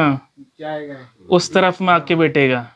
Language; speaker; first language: Hindi; non-native, local second language; Malayalam